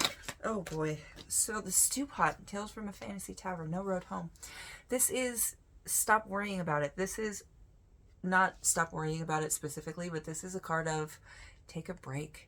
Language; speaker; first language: English; native; English